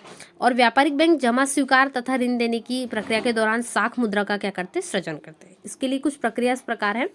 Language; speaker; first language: Hindi; native; Hindi